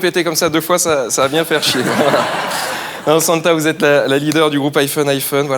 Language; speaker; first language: French; native; French